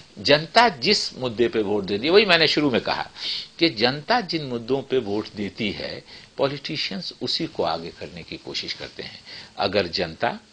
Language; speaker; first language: Hindi; native; Hindi